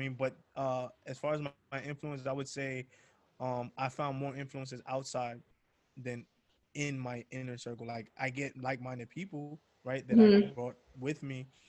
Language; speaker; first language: English; native; English